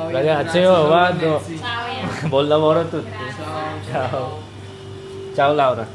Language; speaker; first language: Italian; non-native, learner; Filipino